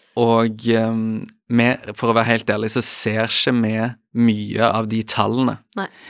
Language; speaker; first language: Norwegian; native; Norwegian